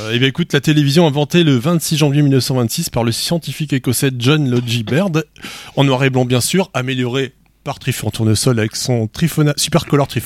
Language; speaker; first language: French; native; French